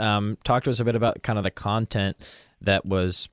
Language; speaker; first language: English; native; English